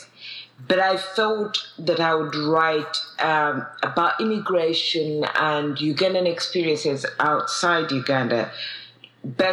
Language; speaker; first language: English; non-native, local second language; Ganda